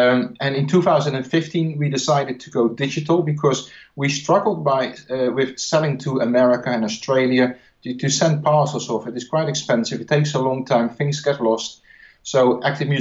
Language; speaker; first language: English; non-native, fluent; Dutch